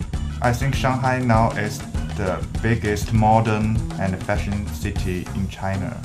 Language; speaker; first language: English; non-native, learner; Chinese